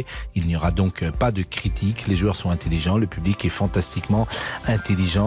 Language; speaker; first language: French; native; French